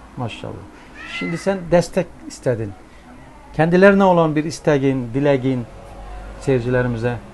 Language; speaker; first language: Turkish; early bilingual, heritage; Turkish